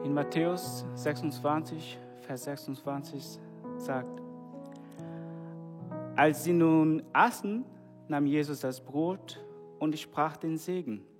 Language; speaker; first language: German; non-native, fluent; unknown